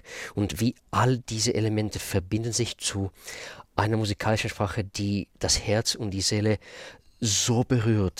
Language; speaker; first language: German; non-native, fluent; Russian